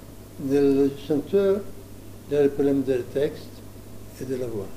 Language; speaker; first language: French; non-native, learner; Italian